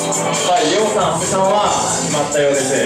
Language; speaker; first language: Japanese; native; Japanese